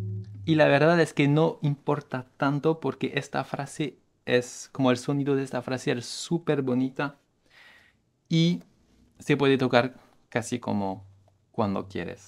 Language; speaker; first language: Spanish; non-native, fluent; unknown